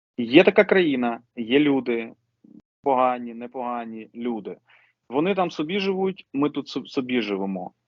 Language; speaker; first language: Ukrainian; non-native, local second language; Russian